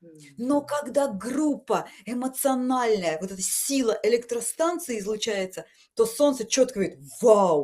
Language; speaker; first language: Russian; native; Russian